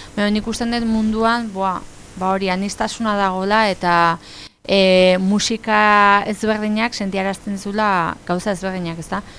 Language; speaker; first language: Basque; native; Basque